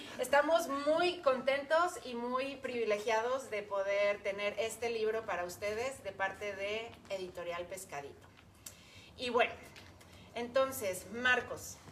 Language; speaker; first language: Spanish; native; Spanish